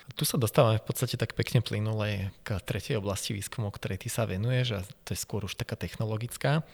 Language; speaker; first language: Slovak; native; Slovak